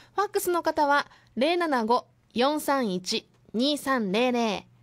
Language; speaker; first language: Japanese; native; Japanese